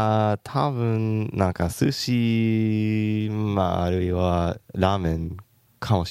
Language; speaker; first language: Japanese; non-native, fluent; English